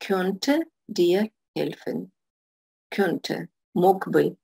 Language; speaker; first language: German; non-native, fluent; Russian